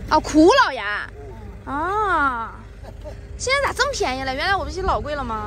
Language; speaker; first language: Chinese; native; Chinese